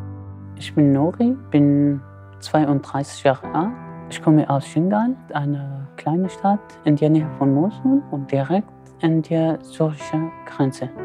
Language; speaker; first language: German; non-native, fluent; Kurdish